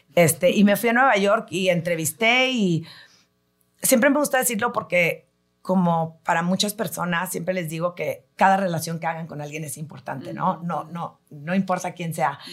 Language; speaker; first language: Spanish; early bilingual, heritage; Spanish